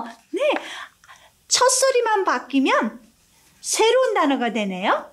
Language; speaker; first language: Korean; native; Korean